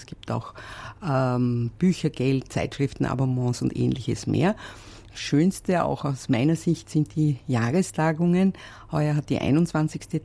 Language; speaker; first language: German; native; German